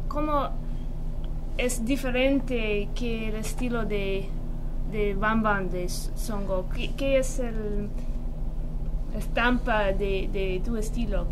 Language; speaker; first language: Spanish; non-native, learner; English